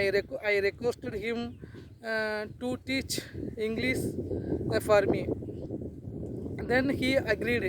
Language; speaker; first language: English; non-native, learner; Tamil